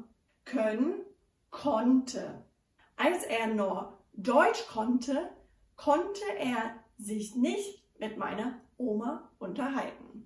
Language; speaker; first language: German; non-native, fluent; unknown